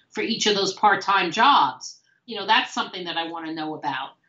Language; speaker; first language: English; native; English